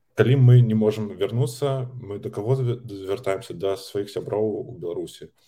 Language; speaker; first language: Belarusian; non-native, local second language; Russian